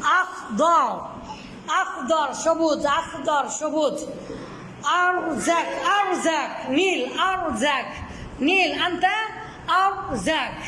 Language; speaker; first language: Arabic; non-native, fluent; Bangla